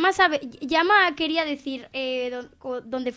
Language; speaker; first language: Spanish; native; Spanish